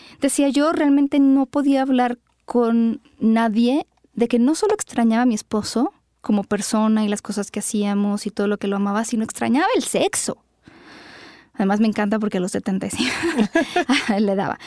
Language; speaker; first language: Spanish; native; Spanish